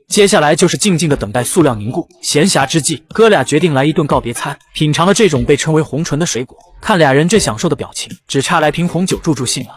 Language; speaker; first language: Chinese; native; Chinese